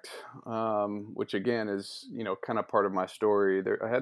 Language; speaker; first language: English; native; English